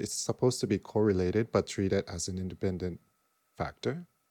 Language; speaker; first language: English; non-native, fluent; Japanese